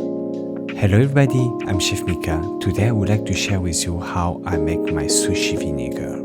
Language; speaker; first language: English; non-native, fluent; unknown